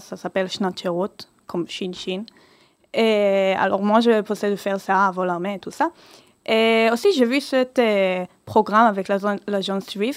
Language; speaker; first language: French; early bilingual, heritage; Hebrew